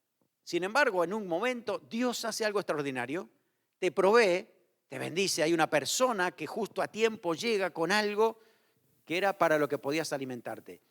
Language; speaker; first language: Spanish; native; Spanish